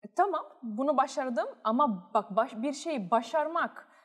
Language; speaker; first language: Turkish; early bilingual, heritage; Turkish